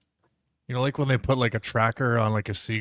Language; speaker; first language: English; native; English